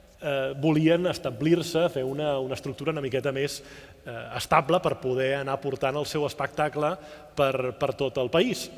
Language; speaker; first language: Catalan; native; Catalan